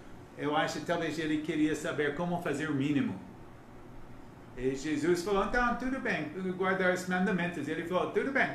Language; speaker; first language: Portuguese; non-native, learner; English